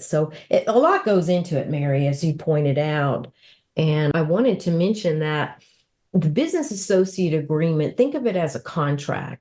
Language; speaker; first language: English; native; English